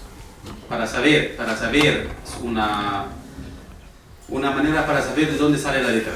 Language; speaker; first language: Spanish; non-native, fluent; Arabic